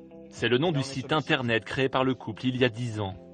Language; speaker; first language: French; native; French